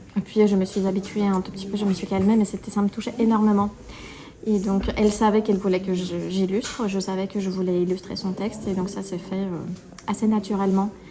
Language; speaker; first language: French; non-native, fluent; Russian